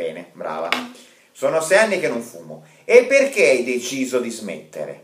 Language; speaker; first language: Italian; non-native, fluent; Russian